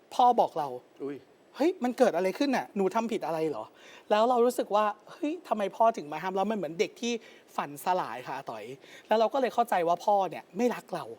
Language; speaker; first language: Thai; native; Thai